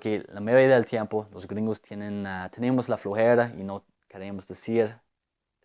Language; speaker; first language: Spanish; non-native, fluent; English